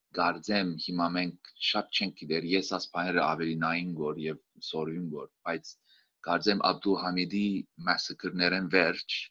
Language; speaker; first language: Armenian; early bilingual, heritage; Armenian